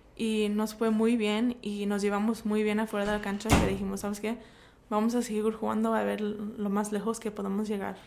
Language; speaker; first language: Spanish; early bilingual, heritage; Spanish